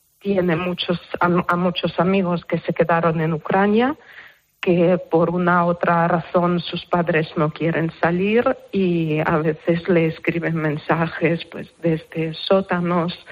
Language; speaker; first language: Spanish; non-native, fluent; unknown